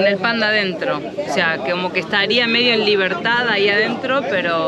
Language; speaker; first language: Spanish; native; Spanish